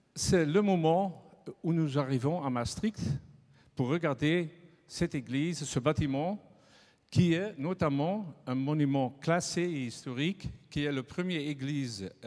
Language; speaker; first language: French; non-native, fluent; Dutch